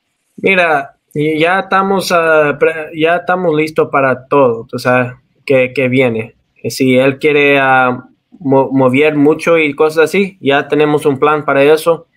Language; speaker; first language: Spanish; early bilingual, heritage; Spanish